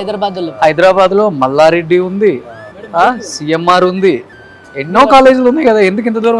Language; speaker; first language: Telugu; native; Telugu